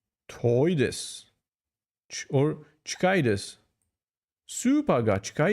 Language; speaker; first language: Japanese; non-native, learner; Greek